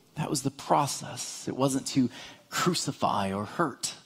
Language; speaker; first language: English; native; English